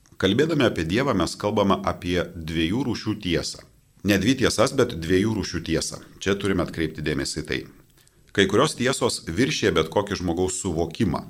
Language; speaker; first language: Lithuanian; non-native, local second language; Polish